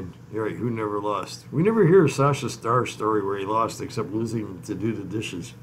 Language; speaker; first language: English; native; English